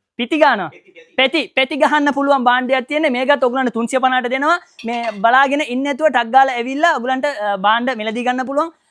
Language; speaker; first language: Sinhala; non-native, local second language; Tamil